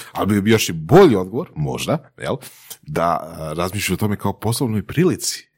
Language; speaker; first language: Croatian; native; Croatian